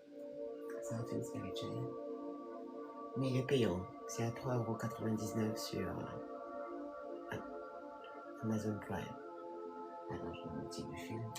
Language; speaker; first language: French; native; French